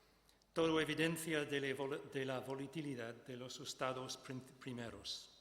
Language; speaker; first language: Spanish; non-native, fluent; English